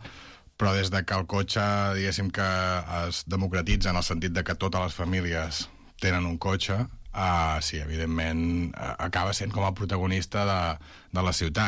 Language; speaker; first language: Catalan; native; Catalan